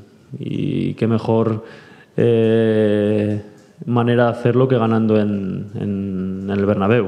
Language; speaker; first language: Spanish; native; Spanish